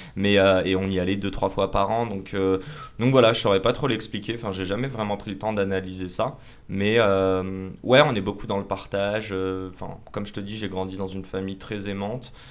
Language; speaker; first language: French; native; French